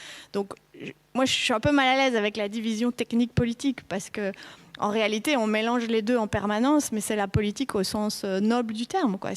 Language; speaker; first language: French; native; French